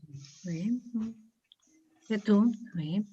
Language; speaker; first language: French; non-native, learner; Spanish